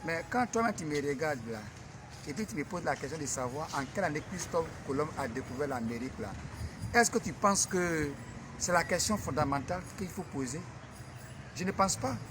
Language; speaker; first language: French; native; French